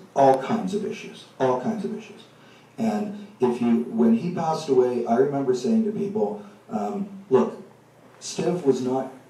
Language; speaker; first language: English; native; English